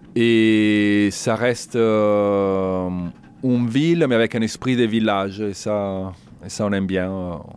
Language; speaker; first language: French; non-native, fluent; Italian